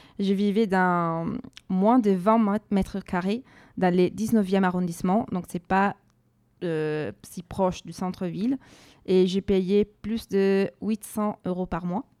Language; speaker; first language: French; non-native, fluent; Italian